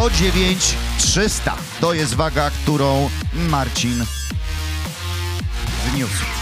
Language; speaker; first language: Polish; native; Polish